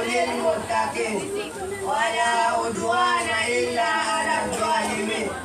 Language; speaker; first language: Arabic; non-native, learner; Swahili